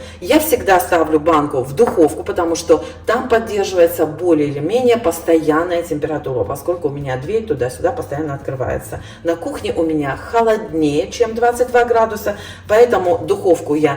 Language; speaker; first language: Russian; native; Russian